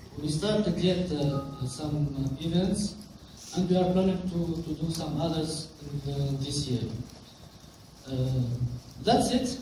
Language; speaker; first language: English; non-native, local second language; Arabic